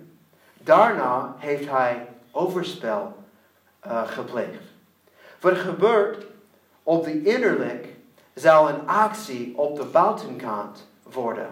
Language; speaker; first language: Dutch; non-native, learner; English